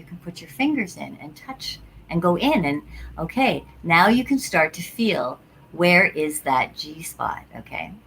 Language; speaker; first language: English; native; English